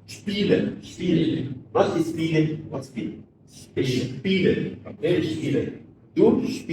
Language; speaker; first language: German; non-native, fluent; Arabic